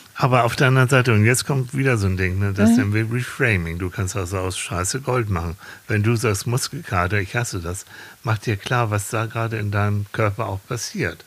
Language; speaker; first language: German; native; German